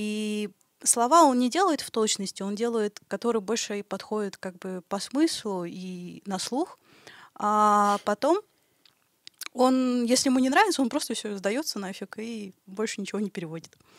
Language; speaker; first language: Russian; native; Russian